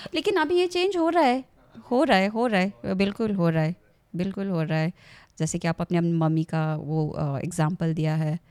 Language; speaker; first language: Hindi; non-native, local second language; Assamese